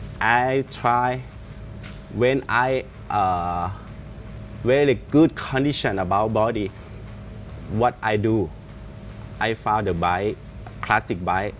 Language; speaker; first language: English; non-native, learner; Thai